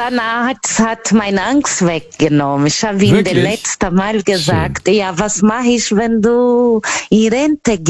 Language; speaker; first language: German; non-native, learner; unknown